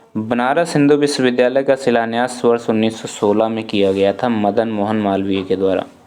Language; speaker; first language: Hindi; native; Hindi